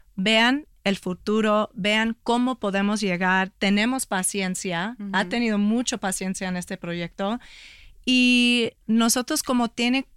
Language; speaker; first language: Spanish; early bilingual, heritage; Spanish